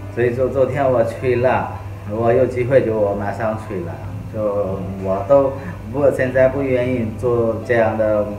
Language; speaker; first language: Chinese; non-native, fluent; Hindi